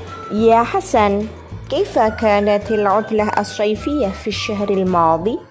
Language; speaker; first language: Arabic; non-native, fluent; Indonesian